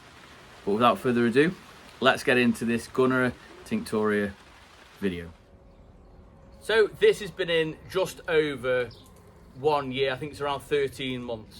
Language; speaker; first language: English; native; English